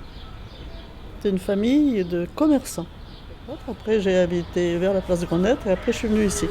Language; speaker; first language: French; native; French